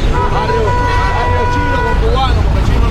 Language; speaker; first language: Spanish; native; Spanish